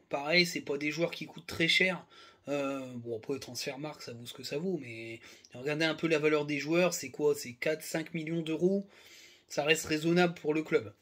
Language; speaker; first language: French; native; French